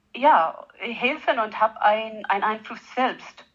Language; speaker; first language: German; non-native, fluent; English